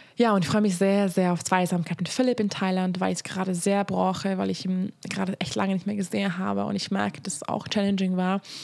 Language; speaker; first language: German; non-native, fluent; Hungarian